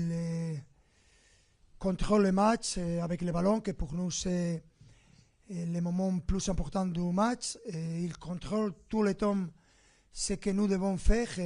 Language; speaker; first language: French; non-native, fluent; Spanish